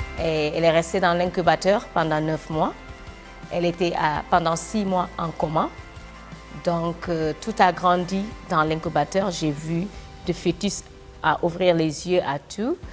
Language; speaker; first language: French; non-native, local second language; Wolof